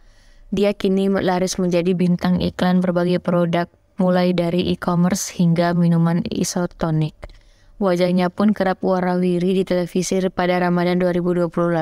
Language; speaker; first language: Indonesian; native; Indonesian